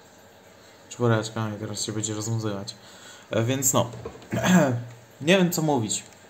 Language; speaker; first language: Polish; native; Polish